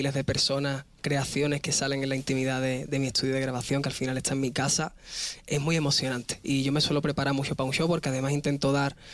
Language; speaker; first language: Spanish; native; Spanish